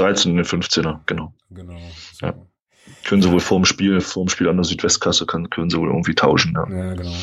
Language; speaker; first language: German; native; German